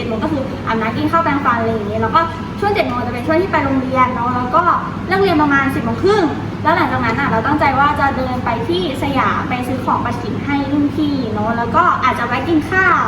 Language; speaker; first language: Thai; native; Thai